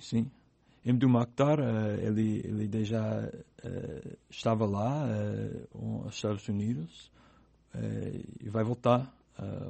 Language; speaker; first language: Portuguese; non-native, learner; English